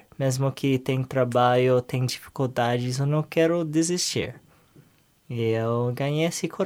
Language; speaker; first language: Portuguese; non-native, learner; English